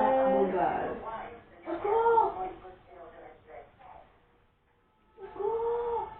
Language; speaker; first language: French; native; French